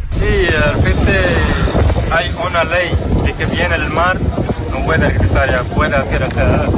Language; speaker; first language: Spanish; non-native, learner; Arabic